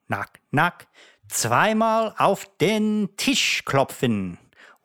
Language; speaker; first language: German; non-native, learner; English